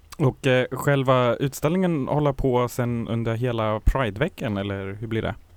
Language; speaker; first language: Swedish; non-native, fluent; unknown